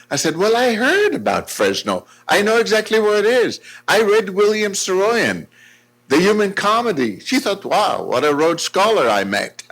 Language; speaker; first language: English; non-native, fluent; Hebrew